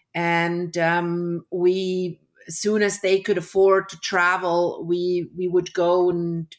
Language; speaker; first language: English; early bilingual, other home language; German